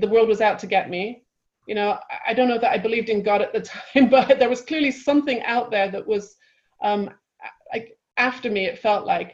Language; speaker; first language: English; native; English